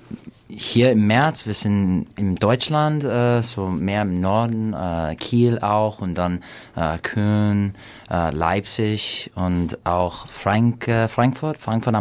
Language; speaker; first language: German; non-native, learner; English